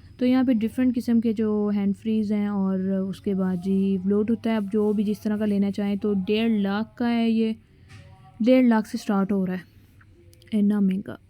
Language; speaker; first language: Urdu; non-native, local second language; Punjabi